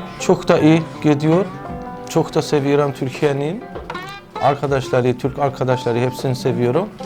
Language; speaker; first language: Turkish; non-native, learner; Persian